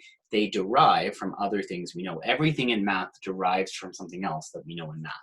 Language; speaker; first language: English; native; English